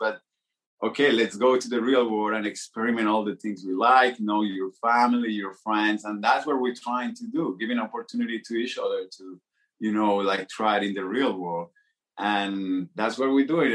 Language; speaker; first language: English; non-native, fluent; Spanish